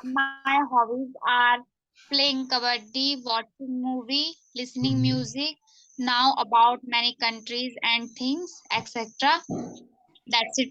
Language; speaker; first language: English; non-native, learner; Hindi